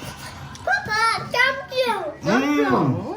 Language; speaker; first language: Japanese; early bilingual, heritage; Japanese